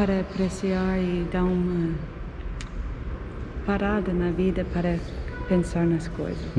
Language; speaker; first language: Portuguese; non-native, fluent; English